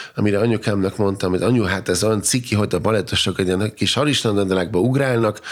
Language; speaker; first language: Hungarian; non-native, fluent; German